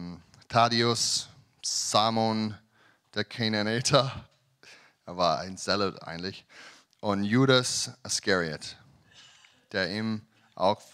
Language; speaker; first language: German; non-native, learner; English